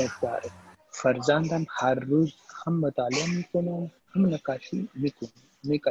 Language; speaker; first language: Persian; non-native, learner; Urdu